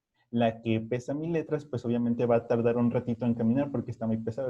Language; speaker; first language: Spanish; native; Spanish